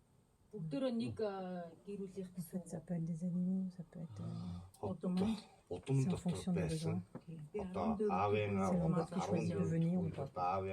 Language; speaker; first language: French; native; French